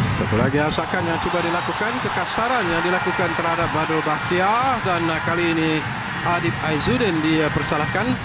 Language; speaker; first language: Malay; native; Malay